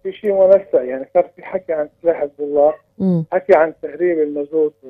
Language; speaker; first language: Arabic; native; Arabic